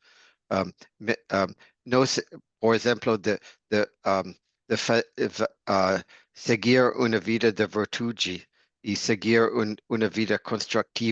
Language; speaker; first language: Portuguese; non-native, learner; English